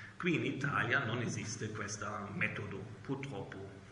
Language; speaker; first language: Italian; non-native, learner; German